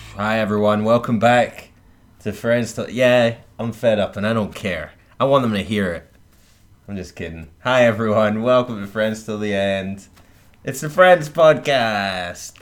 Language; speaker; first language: English; native; English